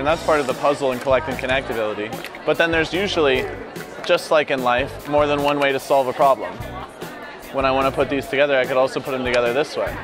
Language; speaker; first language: English; native; English